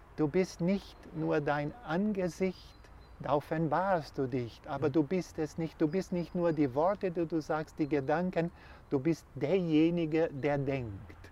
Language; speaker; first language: German; non-native, fluent; Portuguese